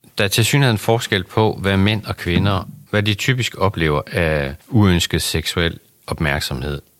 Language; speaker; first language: Danish; native; Danish